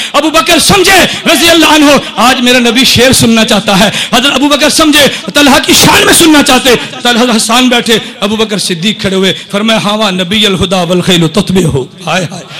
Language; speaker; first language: Urdu; non-native, local second language; Punjabi